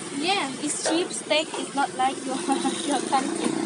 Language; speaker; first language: English; non-native, learner; Thai